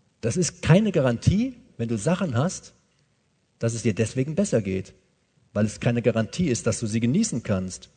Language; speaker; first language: German; native; German